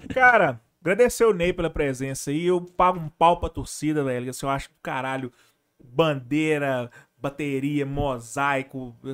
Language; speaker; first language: Portuguese; native; Portuguese